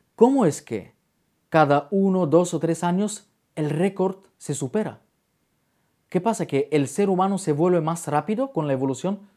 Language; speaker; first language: Spanish; non-native, fluent; Bulgarian